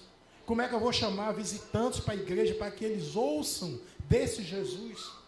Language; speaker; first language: Portuguese; native; Portuguese